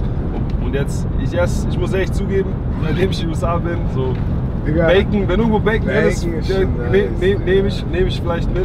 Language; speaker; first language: German; native; German